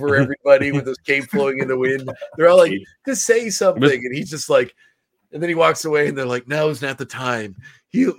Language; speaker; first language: English; native; English